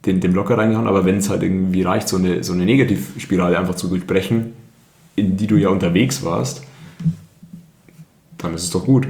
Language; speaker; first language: German; native; German